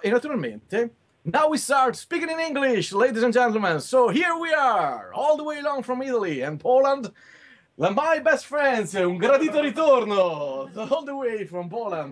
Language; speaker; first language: English; non-native, learner; Italian